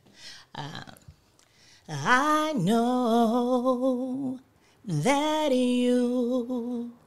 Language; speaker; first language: English; native; English